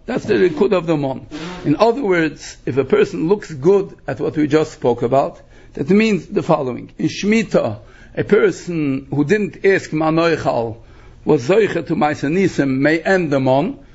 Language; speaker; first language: English; native; English